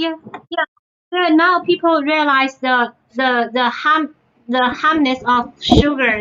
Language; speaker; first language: English; non-native, fluent; Chinese